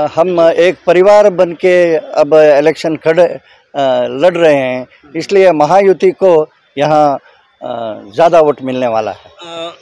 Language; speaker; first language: Hindi; non-native, local second language; Kannada